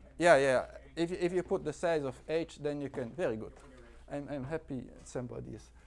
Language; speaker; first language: English; non-native, fluent; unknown